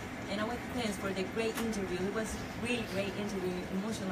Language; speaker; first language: English; non-native, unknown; Spanish